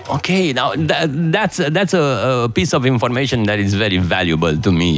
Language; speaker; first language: English; non-native, fluent; Romanian